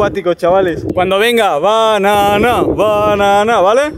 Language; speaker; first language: Spanish; native; Spanish